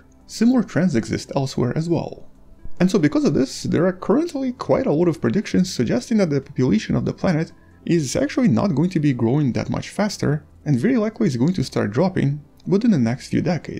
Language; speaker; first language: English; non-native, fluent; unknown